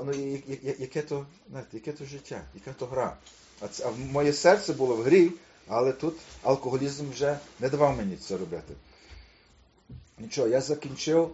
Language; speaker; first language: Ukrainian; early bilingual, heritage; Ukrainian